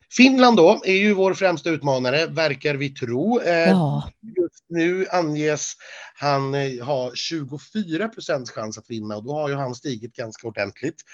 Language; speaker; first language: Swedish; native; Swedish